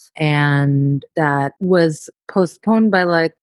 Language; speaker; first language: English; native; English